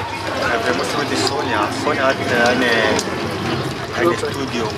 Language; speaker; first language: German; non-native, learner; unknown